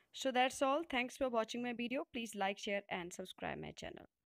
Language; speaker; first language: English; non-native, local second language; Punjabi